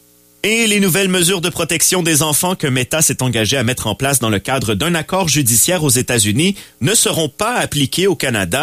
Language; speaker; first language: French; native; French